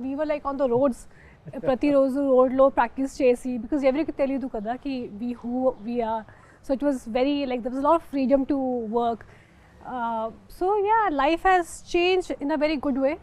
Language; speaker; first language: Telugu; non-native, local second language; Hindi